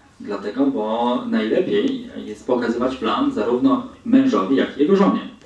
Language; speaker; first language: Polish; native; Polish